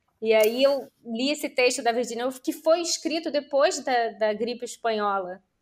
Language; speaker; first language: Portuguese; native; Portuguese